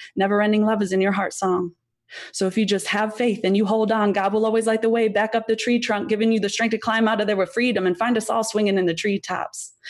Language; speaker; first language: English; native; English